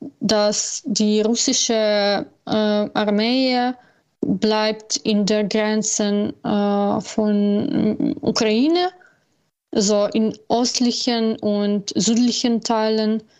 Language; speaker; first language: German; non-native, learner; Ukrainian